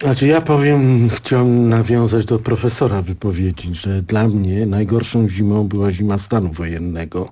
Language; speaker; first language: Polish; native; Polish